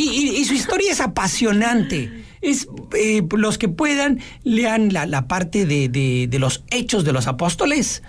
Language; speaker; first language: Spanish; native; Spanish